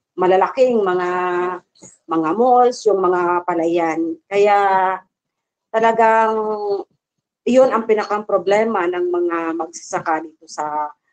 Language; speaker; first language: Filipino; non-native, local second language; Bikol